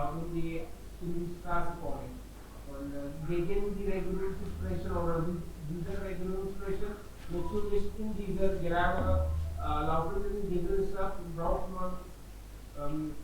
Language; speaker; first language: German; non-native, learner; Hindi